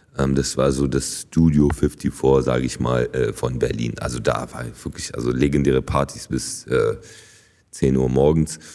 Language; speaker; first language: German; early bilingual, other home language; Polish